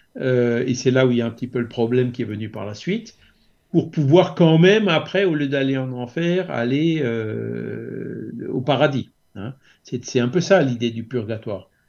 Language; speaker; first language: French; native; French